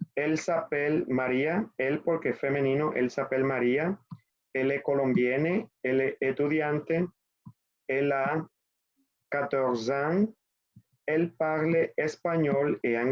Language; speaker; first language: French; non-native, fluent; Spanish